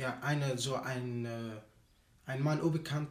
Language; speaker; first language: German; non-native, learner; Arabic